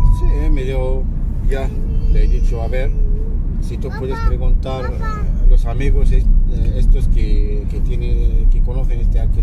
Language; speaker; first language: Spanish; non-native, fluent; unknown